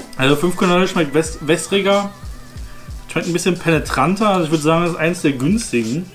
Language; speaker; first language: German; native; German